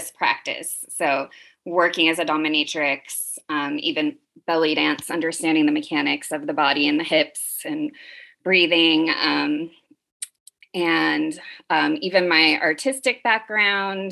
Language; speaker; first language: English; native; English